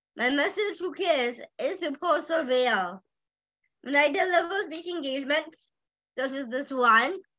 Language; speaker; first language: English; native; English